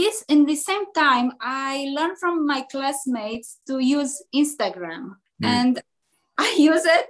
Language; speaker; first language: English; non-native, learner; Romanian